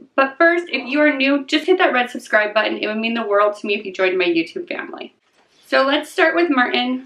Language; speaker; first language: English; native; English